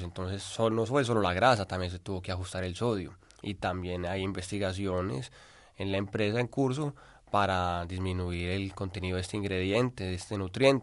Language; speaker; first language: Spanish; native; Spanish